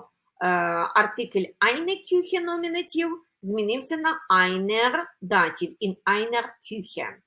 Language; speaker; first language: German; non-native, fluent; Ukrainian